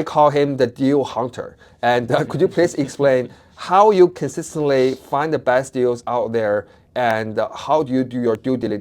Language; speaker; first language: English; non-native, fluent; Chinese